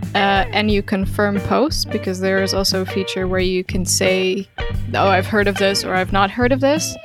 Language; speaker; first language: English; non-native, fluent; Dutch